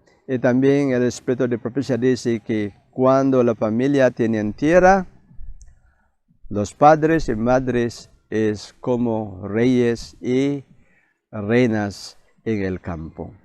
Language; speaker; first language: Spanish; non-native, fluent; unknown